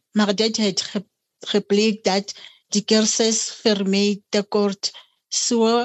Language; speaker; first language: Afrikaans; non-native, local second language; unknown